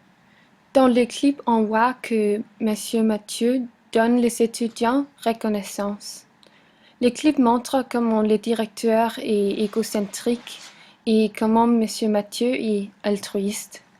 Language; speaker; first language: French; non-native, learner; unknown